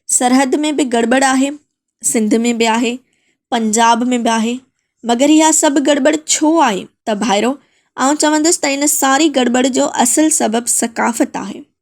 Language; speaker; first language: Sindhi; native; Sindhi